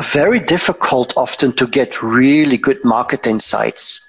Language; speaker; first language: English; non-native, fluent; Dutch